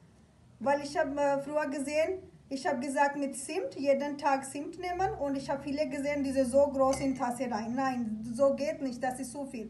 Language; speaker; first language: German; non-native, learner; Urdu